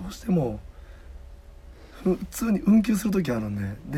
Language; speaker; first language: Japanese; native; Japanese